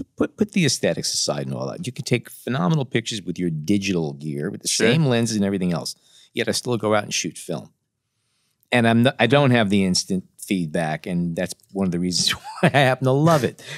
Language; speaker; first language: English; native; English